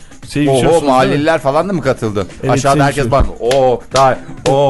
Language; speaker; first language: Turkish; native; Turkish